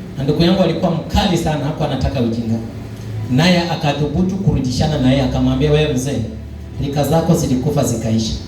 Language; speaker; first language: Swahili; non-native, local second language; Luyia